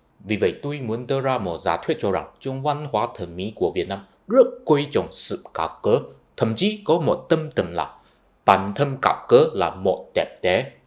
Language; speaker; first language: Vietnamese; non-native, fluent; Chinese